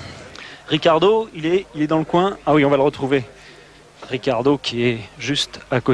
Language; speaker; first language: French; native; French